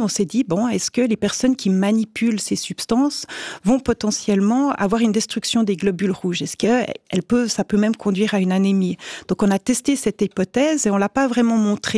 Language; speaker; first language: French; native; French